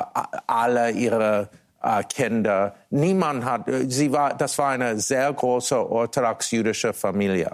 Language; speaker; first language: German; non-native, fluent; English